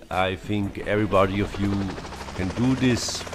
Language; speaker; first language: English; non-native, learner; German